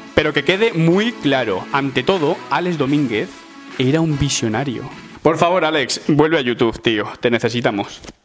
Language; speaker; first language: Spanish; native; Spanish